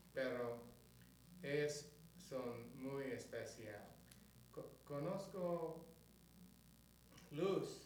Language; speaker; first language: Spanish; non-native, learner; English